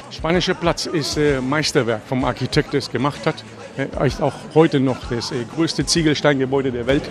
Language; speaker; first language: German; non-native, fluent; Spanish